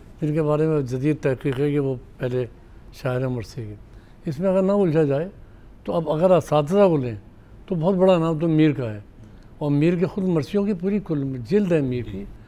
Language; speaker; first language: Urdu; native; Urdu